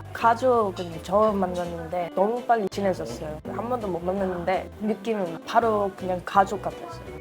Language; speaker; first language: Korean; non-native, fluent; Dutch